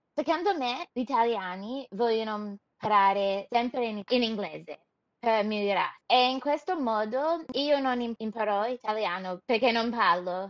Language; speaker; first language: Italian; non-native, learner; English